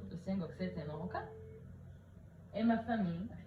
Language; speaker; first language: French; early bilingual, heritage; Hebrew